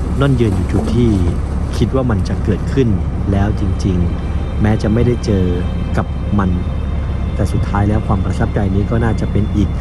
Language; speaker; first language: Thai; native; Thai